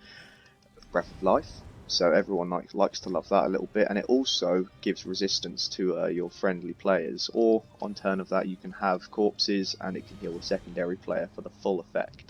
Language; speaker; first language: English; native; English